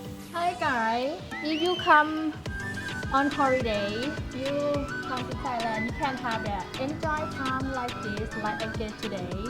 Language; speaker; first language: English; non-native, learner; Thai